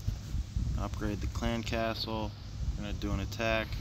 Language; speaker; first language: English; native; English